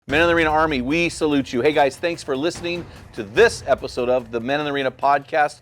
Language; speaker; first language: English; native; English